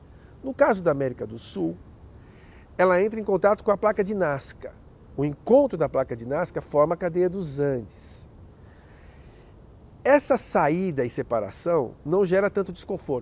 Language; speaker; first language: Portuguese; native; Portuguese